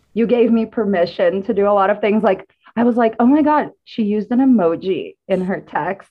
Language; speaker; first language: English; non-native, fluent; Portuguese